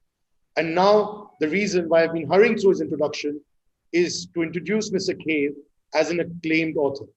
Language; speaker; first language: English; non-native, local second language; Hindi